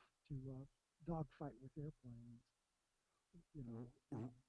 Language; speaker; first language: English; native; English